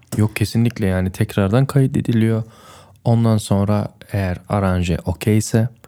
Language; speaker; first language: Turkish; native; Turkish